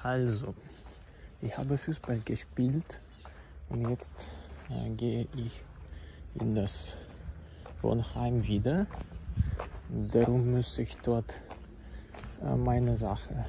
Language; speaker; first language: German; non-native, learner; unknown